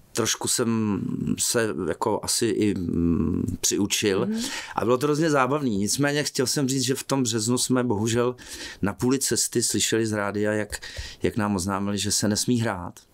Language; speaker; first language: Czech; native; Czech